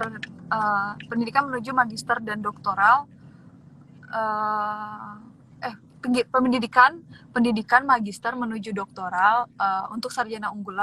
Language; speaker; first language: Indonesian; native; Indonesian